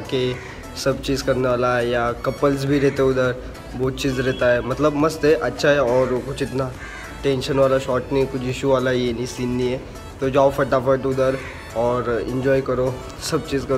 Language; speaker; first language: Hindi; non-native, local second language; Marathi